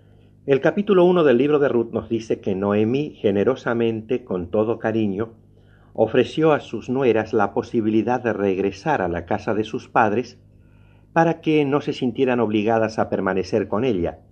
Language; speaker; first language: Spanish; native; Spanish